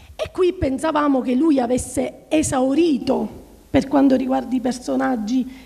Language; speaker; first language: Italian; native; Italian